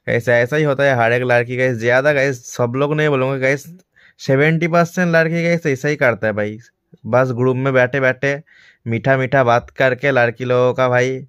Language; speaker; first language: Hindi; non-native, local second language; Bangla